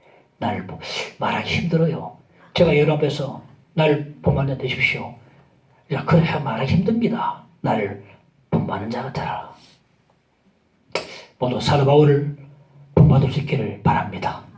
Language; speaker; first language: Korean; native; Korean